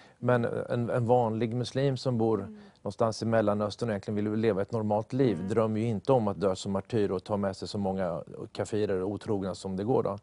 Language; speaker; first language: Swedish; native; Swedish